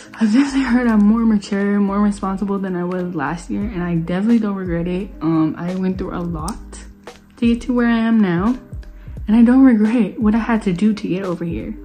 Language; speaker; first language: English; native; English